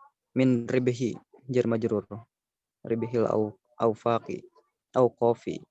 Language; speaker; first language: Arabic; non-native, learner; Indonesian